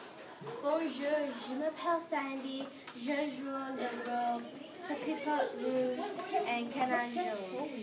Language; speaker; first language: French; non-native, learner; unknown